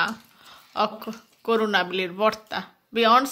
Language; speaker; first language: Swedish; non-native, learner; Bangla